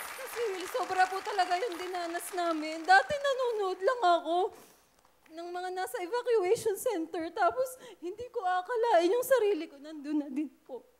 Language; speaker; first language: Filipino; native; Filipino